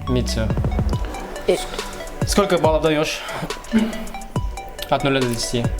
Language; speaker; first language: Russian; native; Russian